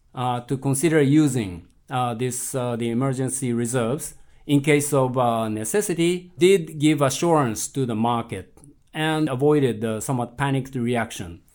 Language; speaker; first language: English; non-native, fluent; Japanese